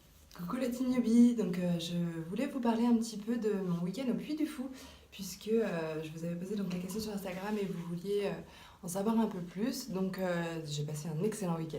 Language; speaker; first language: French; native; French